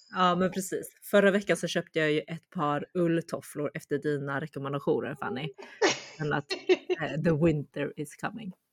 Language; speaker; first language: Swedish; early bilingual, other home language; Chinese